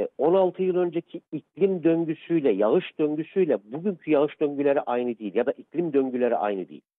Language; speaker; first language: Turkish; native; Turkish